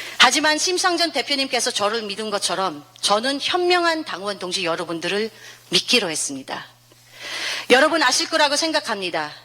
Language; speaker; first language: Korean; non-native, fluent; Filipino